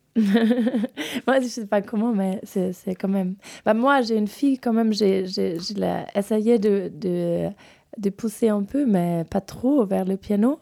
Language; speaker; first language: French; non-native, fluent; German